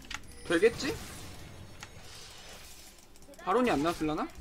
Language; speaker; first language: Korean; native; Korean